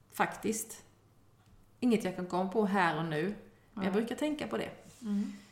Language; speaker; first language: Swedish; native; Swedish